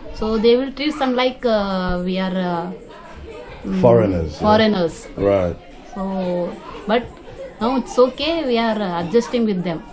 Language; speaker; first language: English; non-native, local second language; Konkani